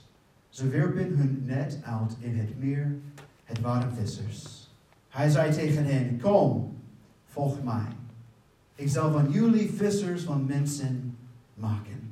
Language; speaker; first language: Dutch; non-native, fluent; English